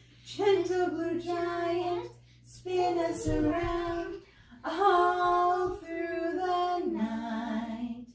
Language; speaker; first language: English; native; English